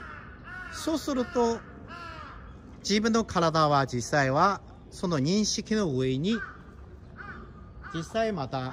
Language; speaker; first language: Japanese; non-native, fluent; Chinese